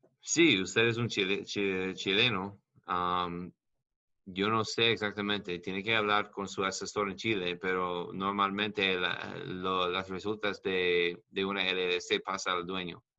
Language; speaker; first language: Spanish; non-native, learner; English